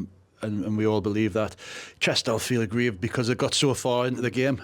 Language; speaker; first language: English; native; English